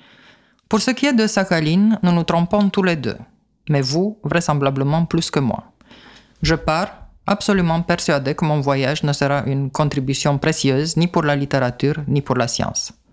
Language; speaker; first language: French; native; French